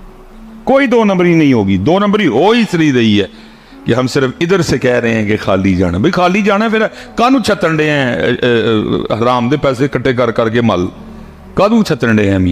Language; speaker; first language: Hindi; non-native, local second language; Punjabi